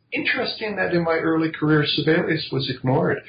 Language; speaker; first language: English; native; English